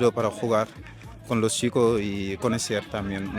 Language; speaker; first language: Spanish; non-native, local second language; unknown